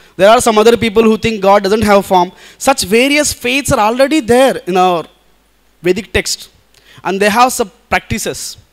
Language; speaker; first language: English; non-native, local second language; Telugu